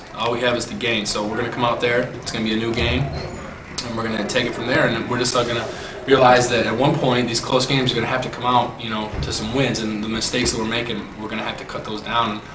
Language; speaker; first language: English; native; English